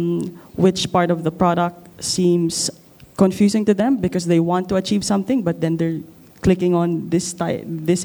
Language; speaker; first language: English; non-native, local second language; Filipino